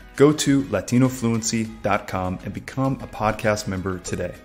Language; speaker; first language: English; native; English